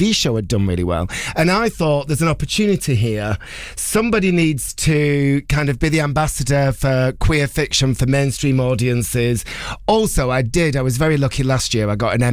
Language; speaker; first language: English; native; English